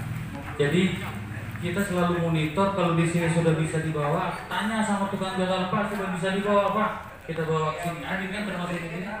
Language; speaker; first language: Indonesian; native; Indonesian